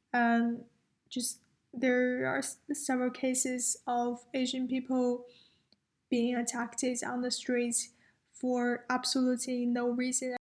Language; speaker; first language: English; non-native, fluent; Chinese